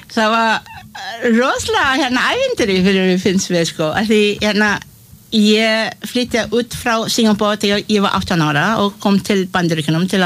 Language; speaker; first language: Icelandic; non-native, learner; Malay